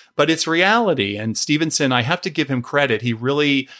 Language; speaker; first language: English; native; English